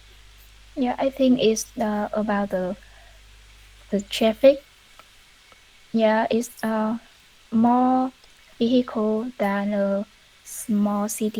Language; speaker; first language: English; non-native, learner; Vietnamese